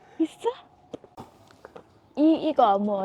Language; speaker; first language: Korean; non-native, learner; Thai